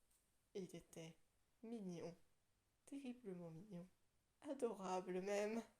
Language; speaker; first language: French; native; French